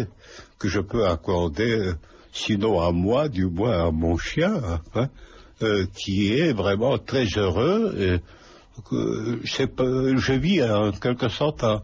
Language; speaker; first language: French; non-native, fluent; Lithuanian